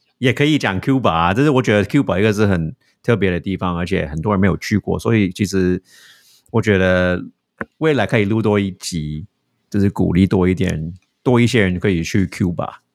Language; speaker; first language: Chinese; non-native, fluent; English